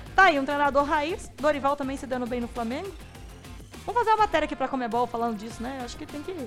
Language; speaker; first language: Portuguese; native; Portuguese